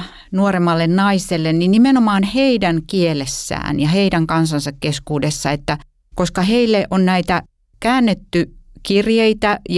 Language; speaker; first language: Finnish; native; Finnish